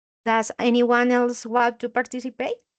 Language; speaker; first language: English; non-native, learner; Spanish